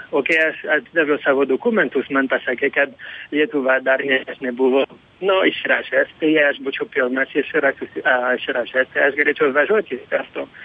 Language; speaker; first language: Lithuanian; non-native, fluent; French